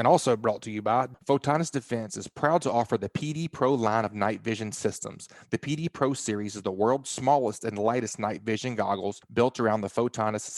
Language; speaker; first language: English; native; English